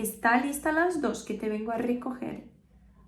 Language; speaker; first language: Spanish; non-native, fluent; Portuguese